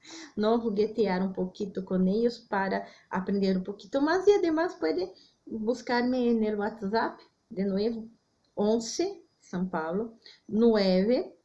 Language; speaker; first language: Spanish; non-native, fluent; Portuguese